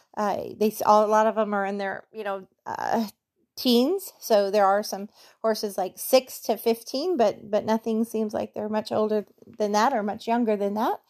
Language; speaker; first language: English; native; English